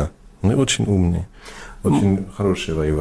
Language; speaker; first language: Russian; non-native, fluent; English